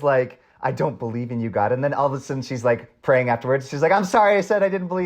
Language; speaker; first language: English; native; English